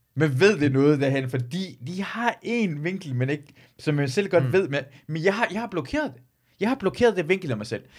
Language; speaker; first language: Danish; native; Danish